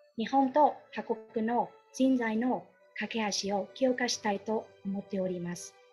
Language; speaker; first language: Japanese; non-native, fluent; Vietnamese